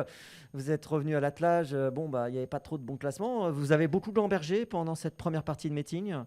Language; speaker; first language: French; native; French